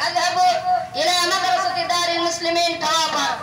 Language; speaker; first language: Arabic; non-native, learner; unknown